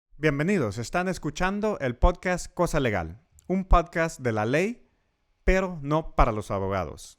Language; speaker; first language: Spanish; early bilingual, heritage; Spanish